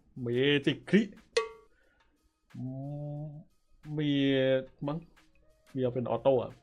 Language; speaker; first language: Thai; native; Thai